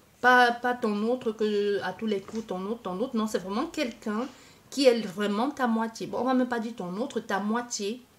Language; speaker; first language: French; native; French